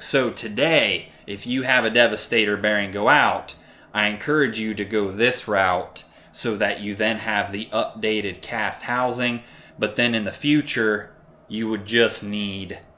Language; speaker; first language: English; native; English